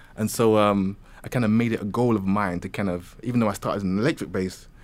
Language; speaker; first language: English; native; English